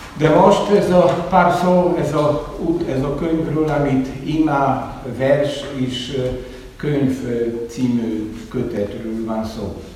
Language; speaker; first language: Hungarian; non-native, fluent; Polish